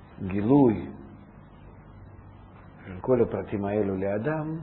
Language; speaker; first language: Hebrew; non-native, fluent; Russian